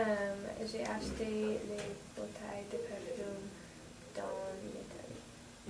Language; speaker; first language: French; non-native, learner; English